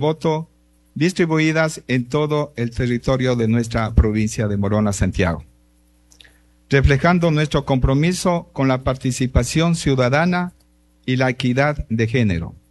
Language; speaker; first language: Spanish; native; Spanish